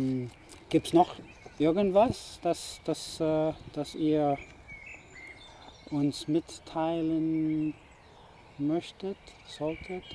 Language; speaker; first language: German; non-native, fluent; English